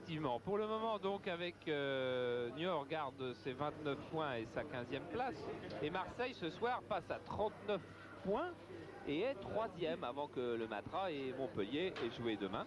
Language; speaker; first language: French; native; French